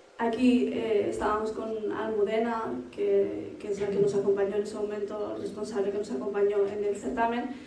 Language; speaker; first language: Spanish; early bilingual, other home language; Arabic